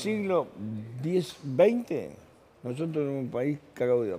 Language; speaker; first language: Spanish; native; Spanish